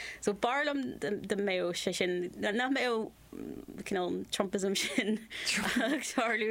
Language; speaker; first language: Irish; non-native, local second language; English